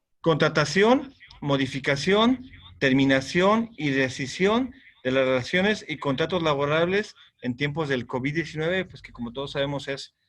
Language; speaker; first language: Spanish; native; Spanish